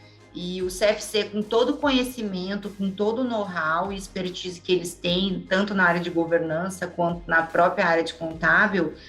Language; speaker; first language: Portuguese; native; Portuguese